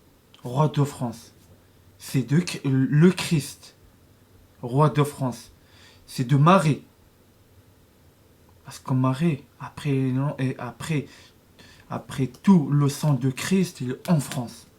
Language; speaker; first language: French; non-native, learner; Arabic